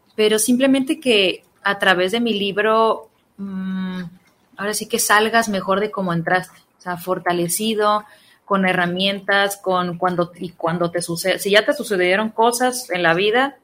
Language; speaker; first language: Spanish; native; Spanish